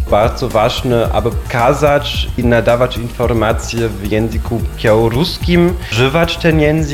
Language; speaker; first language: Polish; non-native, fluent; German